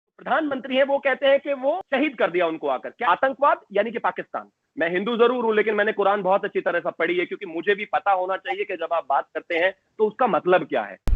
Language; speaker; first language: Hindi; native; Hindi